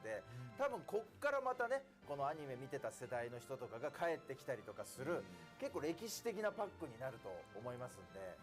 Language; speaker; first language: Japanese; native; Japanese